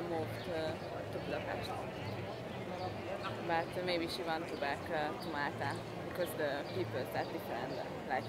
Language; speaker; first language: English; non-native, learner; Hungarian